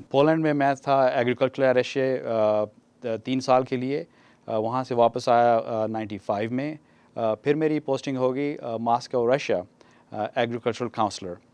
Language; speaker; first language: Urdu; non-native, local second language; Punjabi